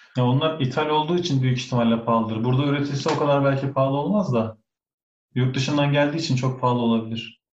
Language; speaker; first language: Turkish; early bilingual, heritage; Turkish